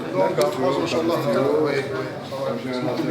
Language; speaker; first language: French; non-native, local second language; Arabic